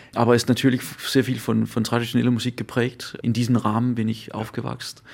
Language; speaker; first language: German; non-native, learner; Danish